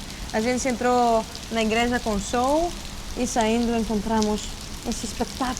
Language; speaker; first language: Portuguese; non-native, fluent; Greek